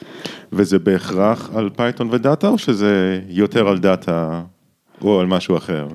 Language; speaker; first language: Hebrew; native; Hebrew